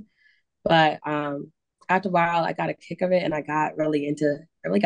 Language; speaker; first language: English; native; English